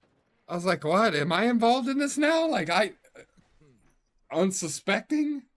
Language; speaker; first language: English; native; English